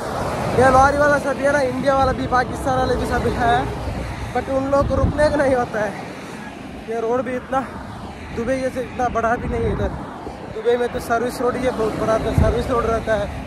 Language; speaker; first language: Hindi; non-native, local second language; Kannada